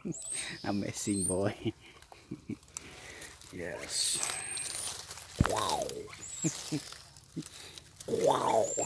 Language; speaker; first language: English; non-native, learner; Khmer